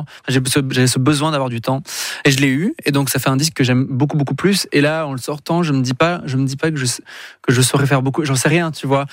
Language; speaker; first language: French; native; French